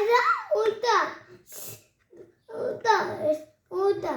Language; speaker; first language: Russian; early bilingual, other home language; Armenian